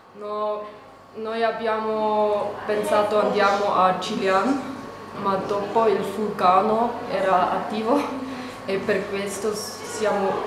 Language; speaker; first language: Italian; non-native, learner; German